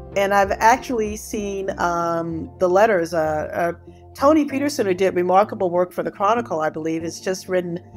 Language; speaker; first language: English; native; English